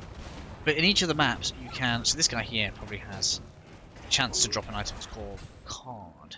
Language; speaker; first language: English; native; English